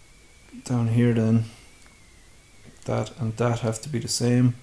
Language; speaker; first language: English; native; English